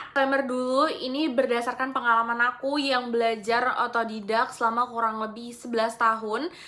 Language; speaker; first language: Indonesian; native; Indonesian